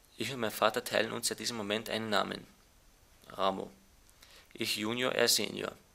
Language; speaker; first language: German; early bilingual, other home language; Bosnian